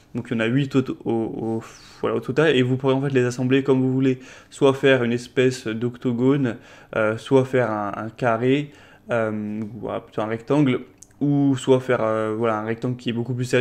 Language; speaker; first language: French; native; French